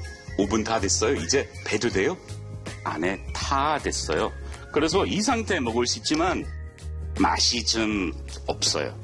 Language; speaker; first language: Korean; non-native, learner; English